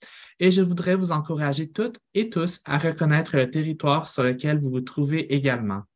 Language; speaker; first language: French; native; French